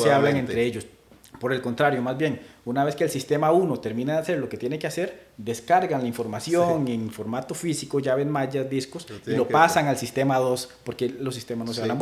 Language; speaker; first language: Spanish; native; Spanish